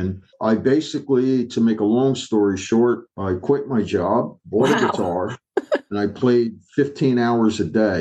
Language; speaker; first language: English; native; English